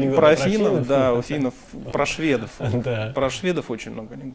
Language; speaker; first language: Russian; native; Russian